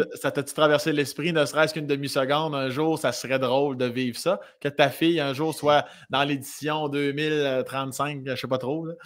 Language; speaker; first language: French; native; French